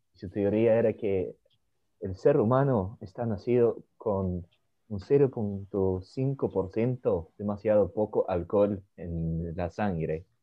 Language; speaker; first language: Spanish; non-native, fluent; Swedish